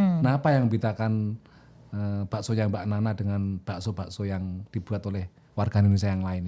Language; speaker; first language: Indonesian; native; Indonesian